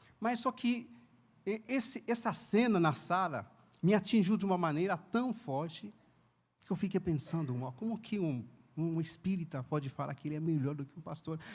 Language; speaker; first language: Portuguese; non-native, fluent; Haitian Creole